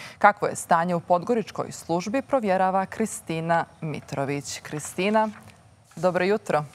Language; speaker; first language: Croatian; native; Croatian